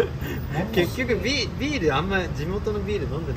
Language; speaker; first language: Japanese; native; Japanese